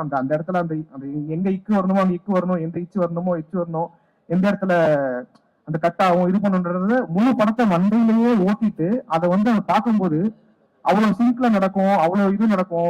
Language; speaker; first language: Tamil; native; Tamil